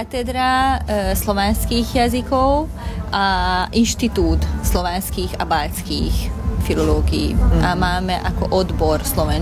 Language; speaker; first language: Slovak; non-native, local second language; Hungarian